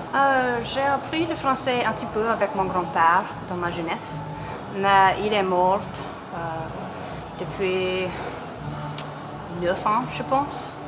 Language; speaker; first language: French; non-native, local second language; English